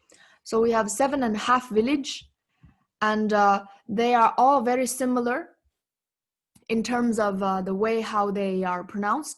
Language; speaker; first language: English; non-native, fluent; Tibetan